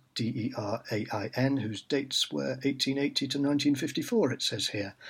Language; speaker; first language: English; native; English